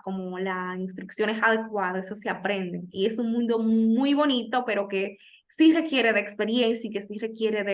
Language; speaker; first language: Spanish; native; Spanish